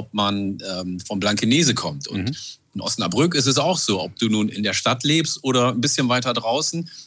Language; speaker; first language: German; non-native, fluent; Oromo